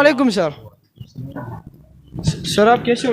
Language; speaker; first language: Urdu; non-native, local second language; Pashto